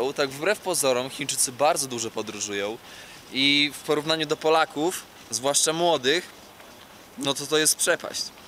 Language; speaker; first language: Polish; native; Polish